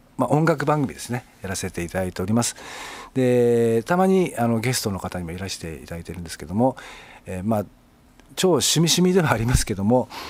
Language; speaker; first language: Japanese; native; Japanese